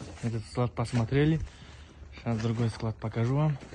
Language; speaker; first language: Russian; non-native, local second language; Kazakh